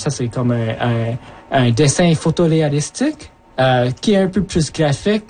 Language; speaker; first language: French; early bilingual, other home language; Japanese